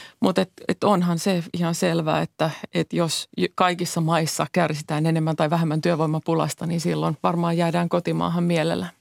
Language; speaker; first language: Finnish; native; Finnish